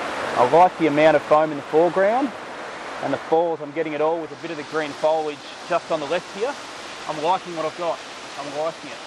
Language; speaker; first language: English; native; English